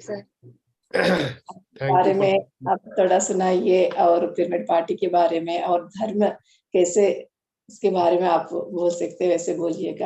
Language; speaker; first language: Hindi; non-native, local second language; Telugu